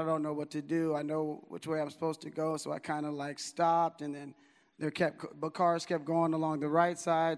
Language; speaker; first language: English; native; English